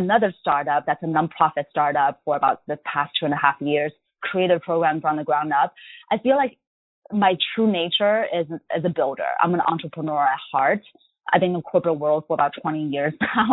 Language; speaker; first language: English; non-native, fluent; Chinese